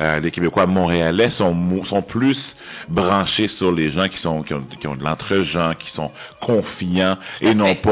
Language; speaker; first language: French; native; French